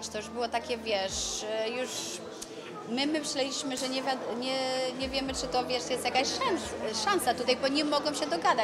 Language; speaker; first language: Polish; early bilingual, other home language; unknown